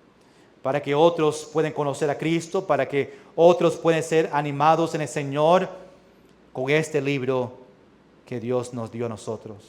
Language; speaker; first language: Spanish; early bilingual, heritage; English